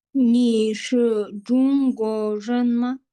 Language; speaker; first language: Chinese; non-native, learner; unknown